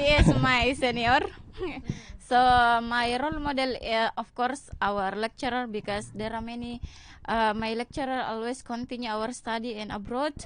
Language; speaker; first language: English; non-native, learner; Indonesian